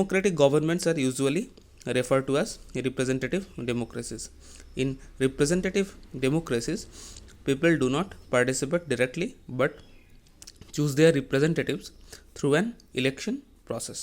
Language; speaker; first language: English; non-native, local second language; Hindi